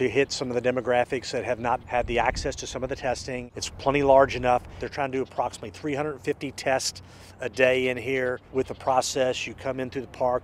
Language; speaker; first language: English; native; English